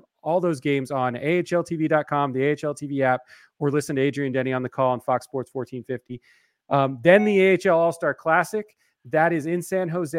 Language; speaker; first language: English; native; English